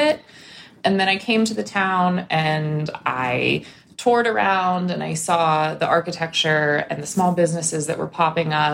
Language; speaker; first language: English; native; English